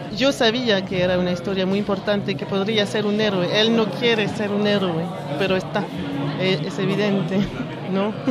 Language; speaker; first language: Spanish; early bilingual, heritage; French